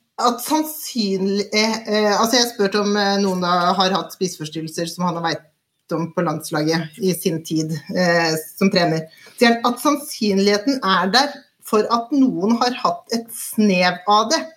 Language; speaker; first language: Norwegian; native; Norwegian